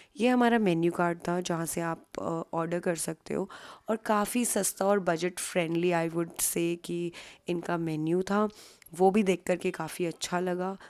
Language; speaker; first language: Hindi; native; Hindi